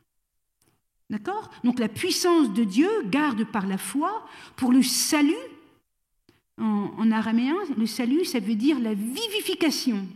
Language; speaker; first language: French; native; French